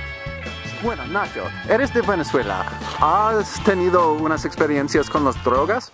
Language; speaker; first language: Spanish; non-native, learner; English